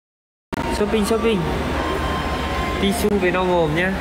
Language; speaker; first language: Vietnamese; native; Vietnamese